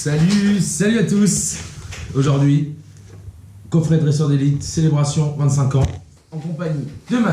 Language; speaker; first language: French; native; French